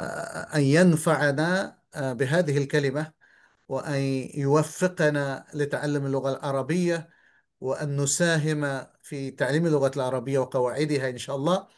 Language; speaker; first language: Arabic; non-native, fluent; Bangla